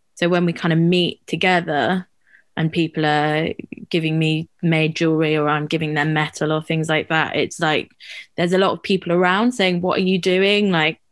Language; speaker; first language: English; native; English